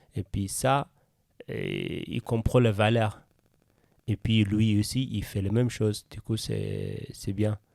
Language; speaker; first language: French; non-native, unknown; Tigrinya